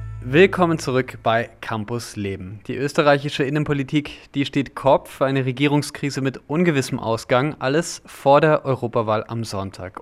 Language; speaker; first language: German; native; German